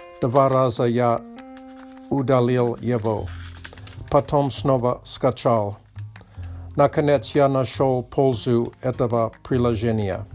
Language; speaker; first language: Russian; non-native, learner; Polish